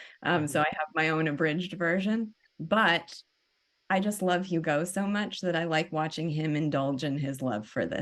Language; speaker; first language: English; native; English